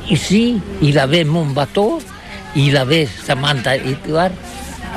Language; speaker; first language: French; non-native, learner; Catalan